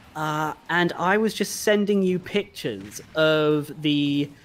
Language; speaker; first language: English; native; English